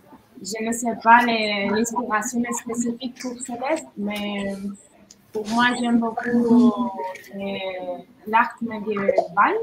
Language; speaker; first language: French; non-native, learner; Spanish